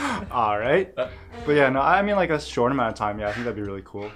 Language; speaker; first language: English; native; English